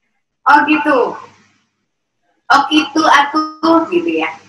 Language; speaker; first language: Indonesian; native; Indonesian